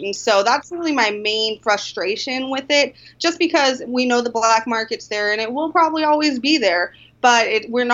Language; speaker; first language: English; native; English